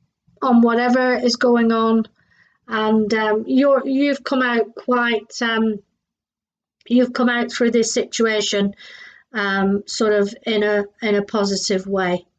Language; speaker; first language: English; native; English